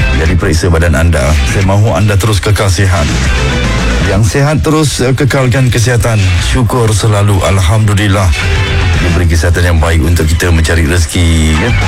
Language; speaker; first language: Malay; native; Malay